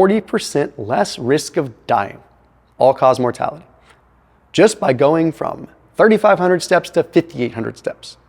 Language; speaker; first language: English; native; English